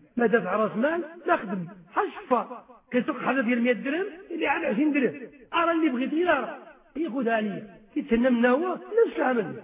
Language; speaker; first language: Arabic; native; Arabic